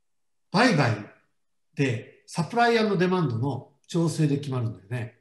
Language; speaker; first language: Japanese; native; Japanese